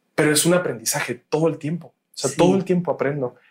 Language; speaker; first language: Spanish; native; Spanish